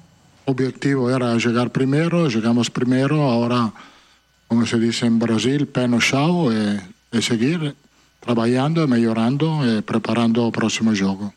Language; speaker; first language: Portuguese; non-native, fluent; Italian